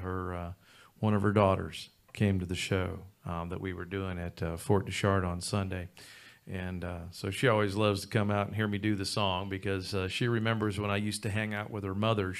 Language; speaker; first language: English; native; English